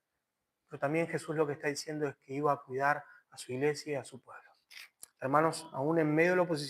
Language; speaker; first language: Spanish; native; Spanish